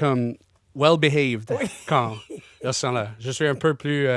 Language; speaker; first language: French; non-native, learner; English